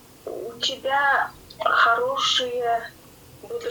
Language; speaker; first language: Russian; non-native, learner; Kyrgyz